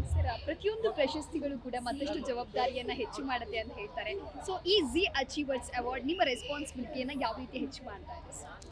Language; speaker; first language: Kannada; native; Kannada